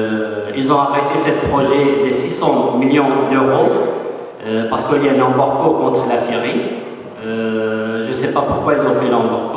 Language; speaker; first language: French; non-native, fluent; Arabic